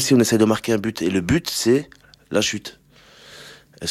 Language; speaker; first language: French; native; French